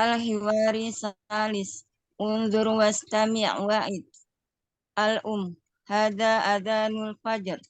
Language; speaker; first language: Arabic; non-native, learner; Indonesian